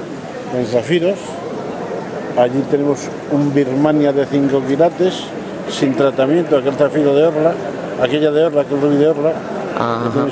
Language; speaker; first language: Spanish; native; Spanish